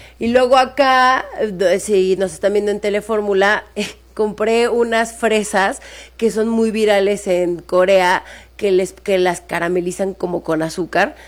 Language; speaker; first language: Spanish; native; Spanish